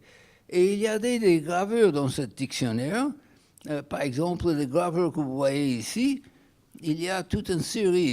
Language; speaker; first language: French; non-native, fluent; English